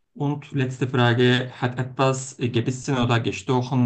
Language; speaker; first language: German; non-native, learner; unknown